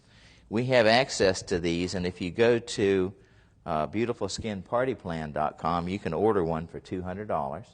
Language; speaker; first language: English; native; English